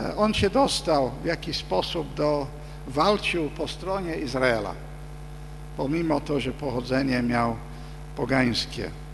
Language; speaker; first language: Polish; non-native, fluent; English